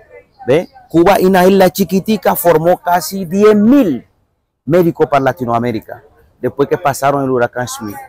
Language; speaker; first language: Spanish; non-native, fluent; Bambara